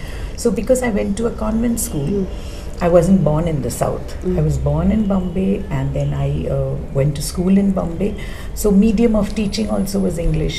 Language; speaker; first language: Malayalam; non-native, local second language; English